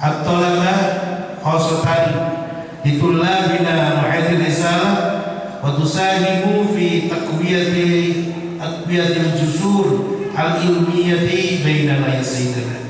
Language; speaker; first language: Arabic; non-native, fluent; Indonesian